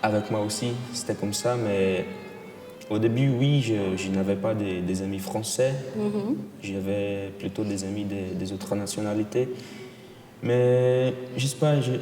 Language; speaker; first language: French; non-native, fluent; Portuguese